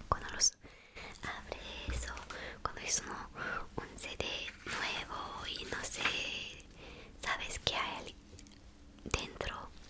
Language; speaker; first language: Spanish; non-native, fluent; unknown